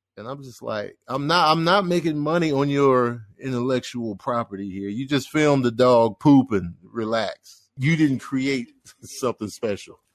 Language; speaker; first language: English; native; English